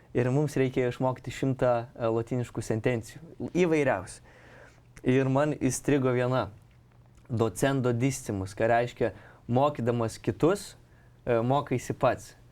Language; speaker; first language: Lithuanian; non-native, local second language; Polish